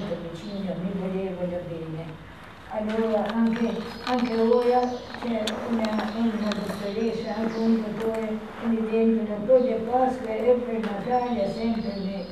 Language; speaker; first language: Italian; non-native, learner; Albanian